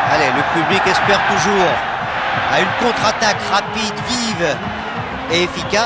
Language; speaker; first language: French; native; French